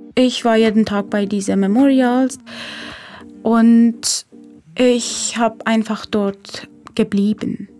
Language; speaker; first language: German; non-native, fluent; Persian